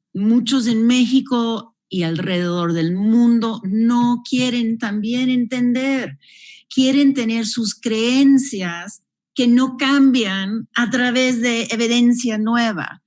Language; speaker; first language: Spanish; non-native, fluent; English